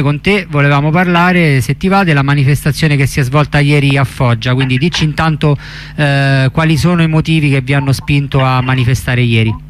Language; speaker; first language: Italian; native; Italian